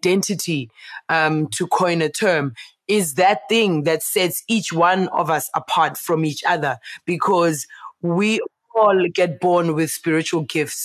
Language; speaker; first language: English; non-native, local second language; Zulu